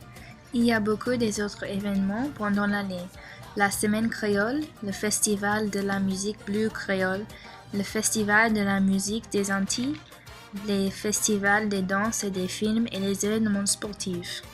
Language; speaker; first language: French; non-native, learner; English